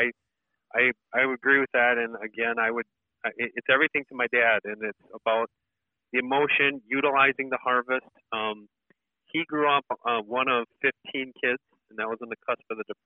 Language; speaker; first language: English; native; English